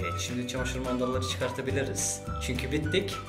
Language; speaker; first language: Turkish; early bilingual, heritage; Turkish